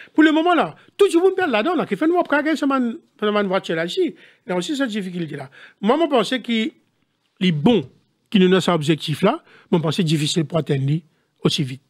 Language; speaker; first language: French; non-native, local second language; Morisyen